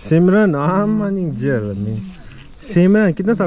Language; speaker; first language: Hindi; non-native, local second language; Tibetan